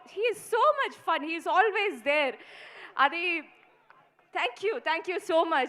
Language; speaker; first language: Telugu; non-native, fluent; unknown